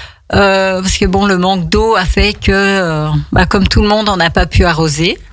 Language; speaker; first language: French; native; French